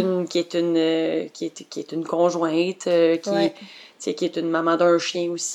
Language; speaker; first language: French; native; French